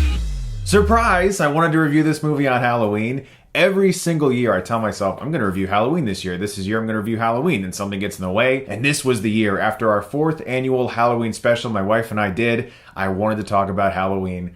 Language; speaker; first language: English; native; English